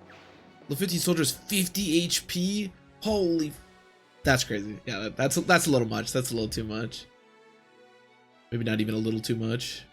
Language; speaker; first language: English; native; English